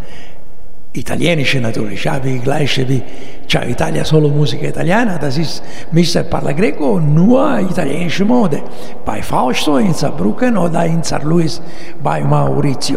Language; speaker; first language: German; non-native, fluent; Italian